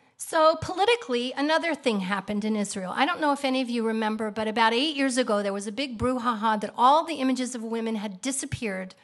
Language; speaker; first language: English; native; English